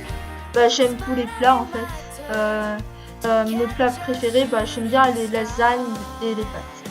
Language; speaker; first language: French; early bilingual, other home language; Korean